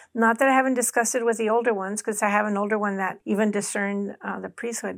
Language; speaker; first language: English; early bilingual, other home language; Spanish